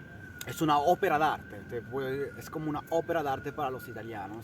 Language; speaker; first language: Spanish; early bilingual, heritage; Italian